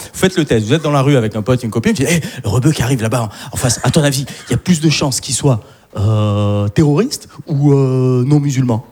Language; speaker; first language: French; early bilingual, other home language; Arabic